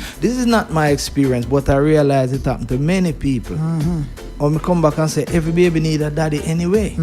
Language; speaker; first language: English; native; English